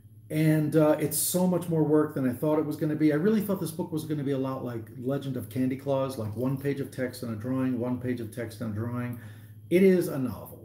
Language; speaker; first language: English; native; English